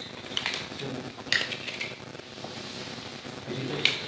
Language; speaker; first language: Russian; non-native, fluent; Thai